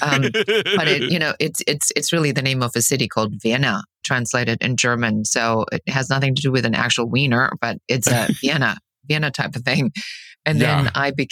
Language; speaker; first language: English; non-native, fluent; German